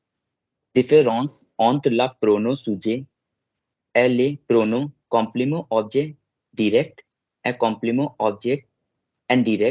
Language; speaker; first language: French; non-native, learner; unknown